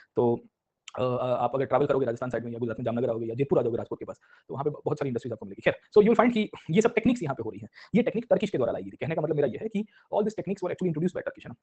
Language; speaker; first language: Hindi; non-native, local second language; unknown